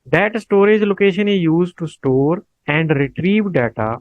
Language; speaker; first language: English; non-native, local second language; Punjabi